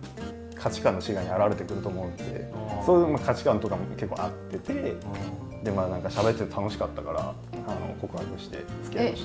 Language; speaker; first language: Japanese; native; Japanese